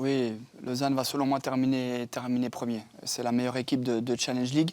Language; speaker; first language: French; native; French